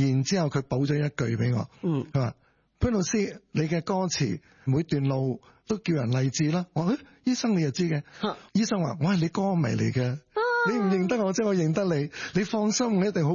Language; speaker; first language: Cantonese; native; Cantonese